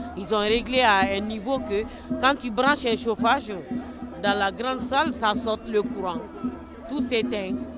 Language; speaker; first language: French; non-native, local second language; Bambara